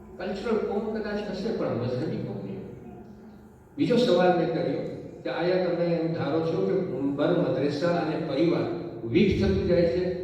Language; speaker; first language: Gujarati; early bilingual, heritage; Gujarati